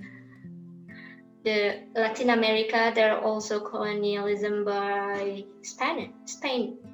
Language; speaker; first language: English; non-native, learner; Indonesian